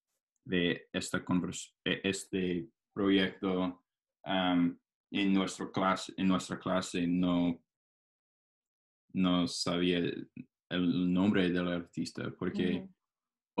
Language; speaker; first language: Spanish; non-native, learner; English